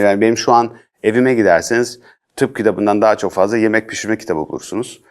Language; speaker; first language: Turkish; early bilingual, heritage; Turkish